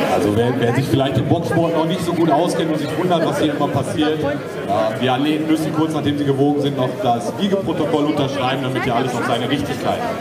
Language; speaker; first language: German; native; German